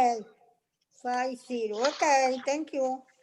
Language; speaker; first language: English; non-native, learner; Spanish